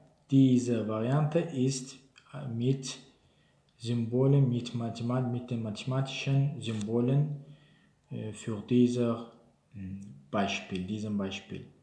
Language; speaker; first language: German; non-native, learner; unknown